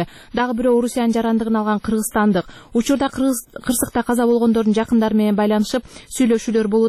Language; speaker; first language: Kyrgyz; native; Kyrgyz